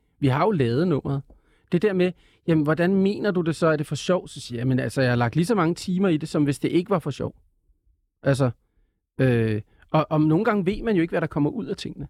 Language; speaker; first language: Danish; native; Danish